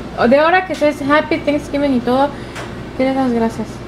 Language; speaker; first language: Spanish; early bilingual, heritage; Spanish